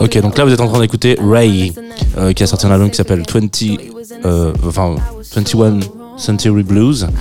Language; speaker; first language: French; native; French